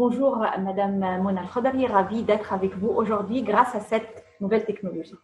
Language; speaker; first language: French; non-native, fluent; Arabic